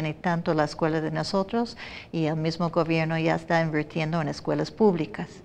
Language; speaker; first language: Spanish; non-native, fluent; English